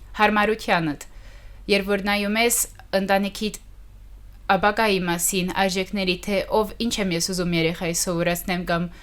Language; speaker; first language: Armenian; early bilingual, heritage; Armenian